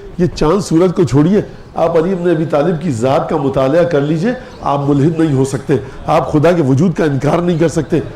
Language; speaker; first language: Urdu; native; Urdu